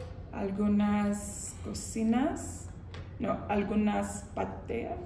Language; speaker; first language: Spanish; non-native, learner; English